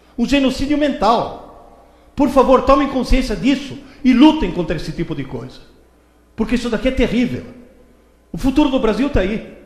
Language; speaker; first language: Portuguese; early bilingual, other home language; Italian